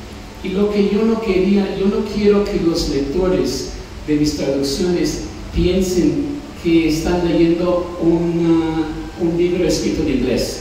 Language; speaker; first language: Spanish; non-native, fluent; English